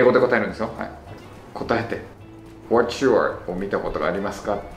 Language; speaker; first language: Japanese; native; Japanese